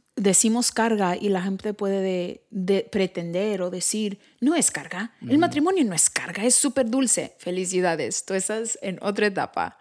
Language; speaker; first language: Spanish; early bilingual, heritage; Spanish